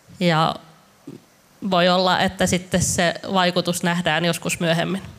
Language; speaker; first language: Finnish; native; Finnish